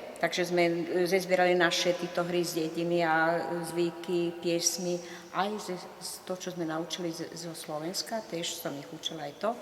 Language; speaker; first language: Slovak; early bilingual, heritage; Slovak